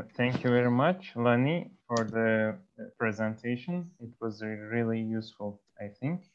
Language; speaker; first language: English; non-native, fluent; Turkish